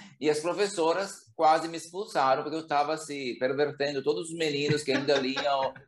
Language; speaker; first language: Portuguese; non-native, fluent; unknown